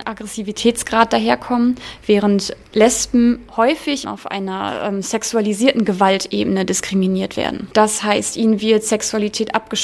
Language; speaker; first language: German; native; German